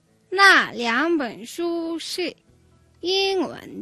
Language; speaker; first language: Chinese; non-native, fluent; Mongolian